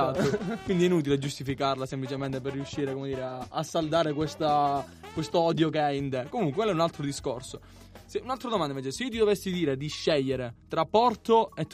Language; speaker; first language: Italian; native; Italian